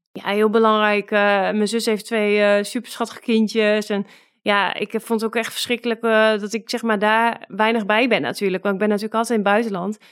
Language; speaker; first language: Dutch; native; Dutch